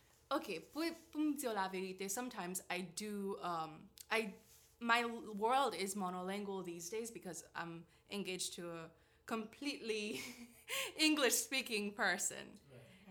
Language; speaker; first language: English; non-native, fluent; Haitian Creole